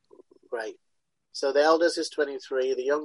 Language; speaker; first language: English; non-native, local second language; Yoruba